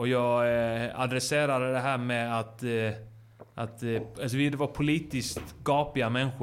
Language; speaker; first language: Swedish; native; Swedish